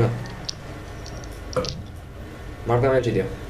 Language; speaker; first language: Spanish; native; Spanish